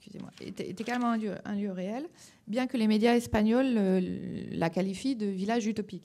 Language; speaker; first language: French; native; French